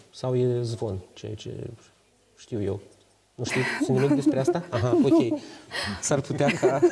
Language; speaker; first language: Romanian; native; Romanian